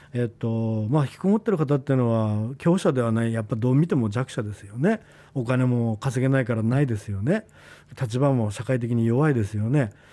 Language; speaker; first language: Japanese; native; Japanese